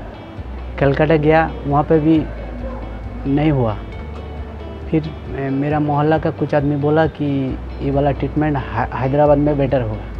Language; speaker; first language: Hindi; non-native, local second language; Bangla